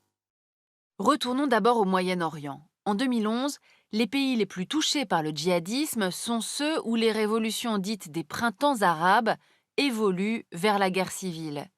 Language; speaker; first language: French; native; French